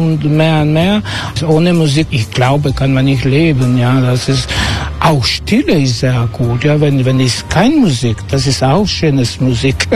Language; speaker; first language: German; non-native, learner; Croatian